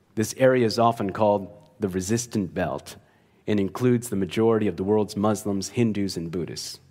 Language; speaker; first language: English; native; English